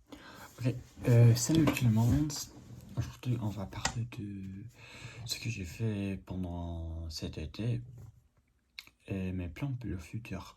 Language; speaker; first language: French; non-native, learner; English